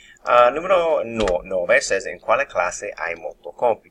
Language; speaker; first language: Italian; non-native, fluent; English